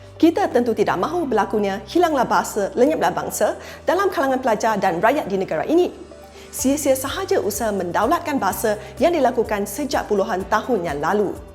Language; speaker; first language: Malay; non-native, local second language; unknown